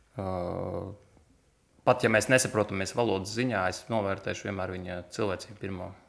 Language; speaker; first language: Latvian; native; Latvian